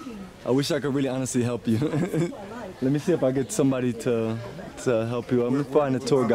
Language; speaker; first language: English; native; English